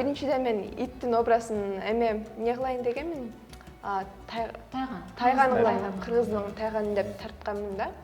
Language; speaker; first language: Kyrgyz; early bilingual, heritage; Kyrgyz